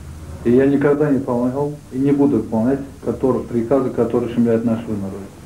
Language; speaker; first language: Russian; non-native, local second language; Azerbaijani